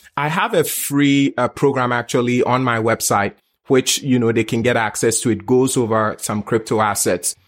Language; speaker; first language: English; non-native, local second language; Akan